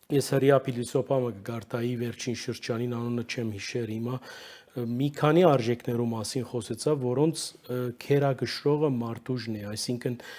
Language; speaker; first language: Armenian; early bilingual, heritage; Armenian